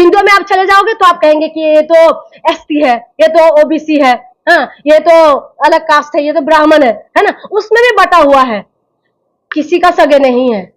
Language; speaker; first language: Hindi; non-native, local second language; Assamese